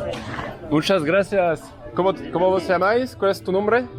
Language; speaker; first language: Spanish; non-native, learner; French